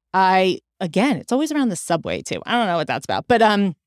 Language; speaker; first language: English; native; English